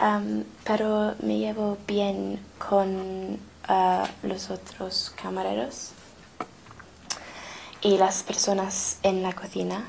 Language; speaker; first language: Spanish; non-native, learner; English